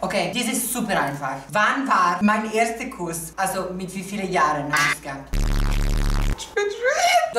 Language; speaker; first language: German; non-native, local second language; Italian